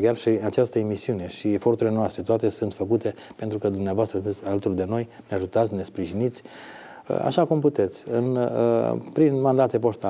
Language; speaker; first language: Romanian; native; Romanian